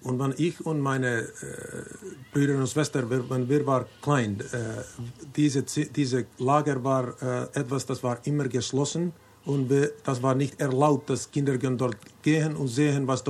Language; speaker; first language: German; non-native, learner; Finnish